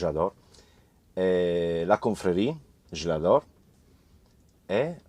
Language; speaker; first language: French; non-native, learner; Italian